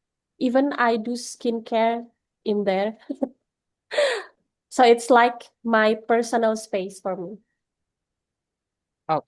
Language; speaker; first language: English; non-native, learner; Indonesian